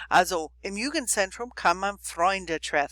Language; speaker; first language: German; non-native, fluent; English